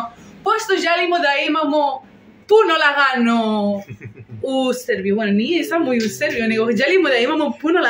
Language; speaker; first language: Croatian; non-native, learner; Spanish